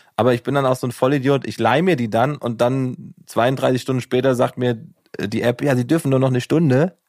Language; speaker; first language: German; native; German